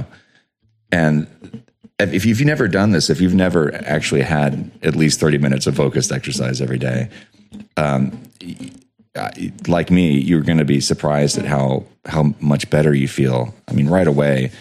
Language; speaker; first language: English; native; English